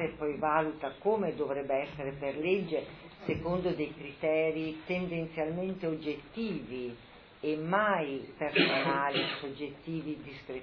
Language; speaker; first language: Italian; native; Italian